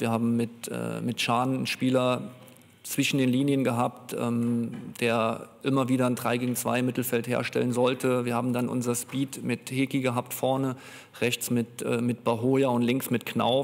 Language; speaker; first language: German; native; German